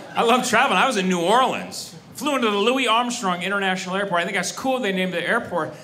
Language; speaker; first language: English; native; English